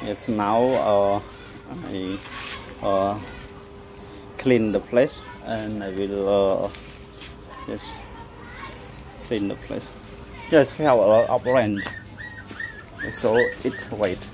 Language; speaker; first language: English; non-native, learner; Vietnamese